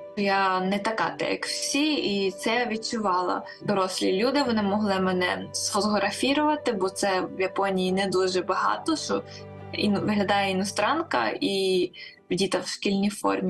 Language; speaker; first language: Ukrainian; early bilingual, heritage; Ukrainian